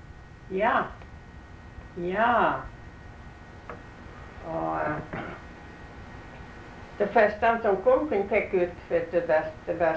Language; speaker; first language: Norwegian; early bilingual, heritage; Norwegian